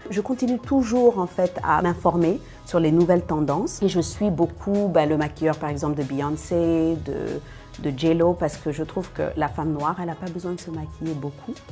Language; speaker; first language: French; early bilingual, other home language; Wolof